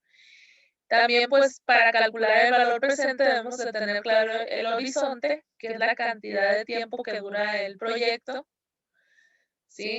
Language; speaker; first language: Spanish; native; Spanish